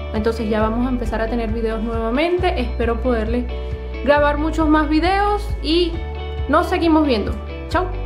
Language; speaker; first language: Spanish; native; Spanish